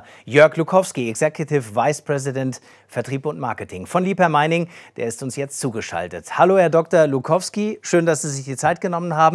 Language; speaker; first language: German; native; German